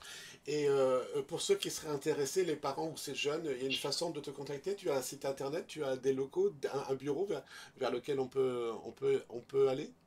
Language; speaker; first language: French; native; French